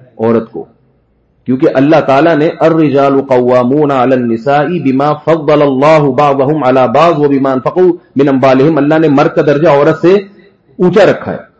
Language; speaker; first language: Urdu; native; Urdu